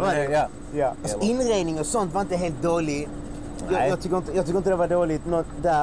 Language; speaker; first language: Swedish; native; Swedish